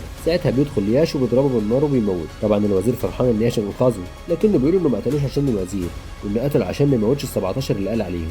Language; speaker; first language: Arabic; native; Arabic